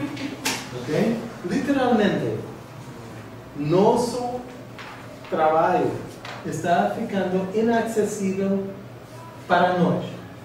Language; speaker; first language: Spanish; non-native, fluent; English